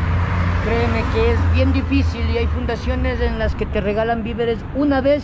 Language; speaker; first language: Spanish; native; Spanish